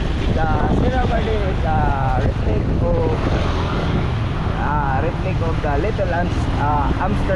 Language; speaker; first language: English; non-native, local second language; Cebuano